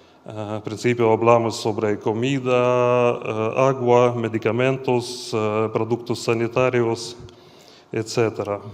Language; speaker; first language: Spanish; non-native, fluent; Ukrainian